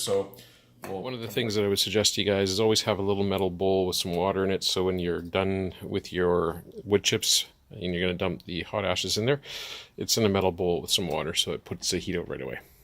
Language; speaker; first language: English; native; English